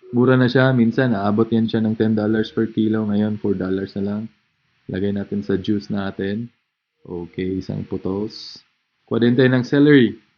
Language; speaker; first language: Filipino; native; Filipino